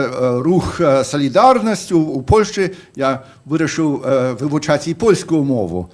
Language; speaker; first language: Belarusian; non-native, fluent; English